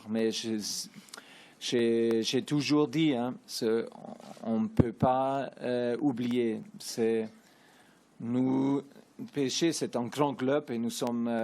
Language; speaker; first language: French; non-native, learner; German